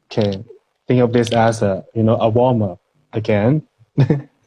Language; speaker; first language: English; non-native, fluent; Thai